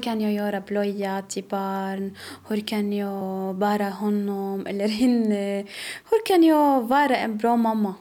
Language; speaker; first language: Swedish; non-native, learner; Arabic